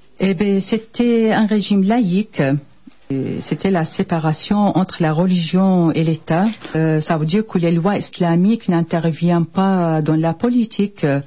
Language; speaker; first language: French; non-native, fluent; Arabic